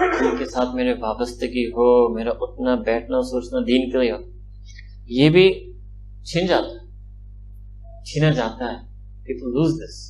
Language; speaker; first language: Urdu; early bilingual, heritage; Urdu